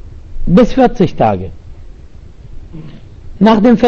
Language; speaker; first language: German; non-native, learner; Arabic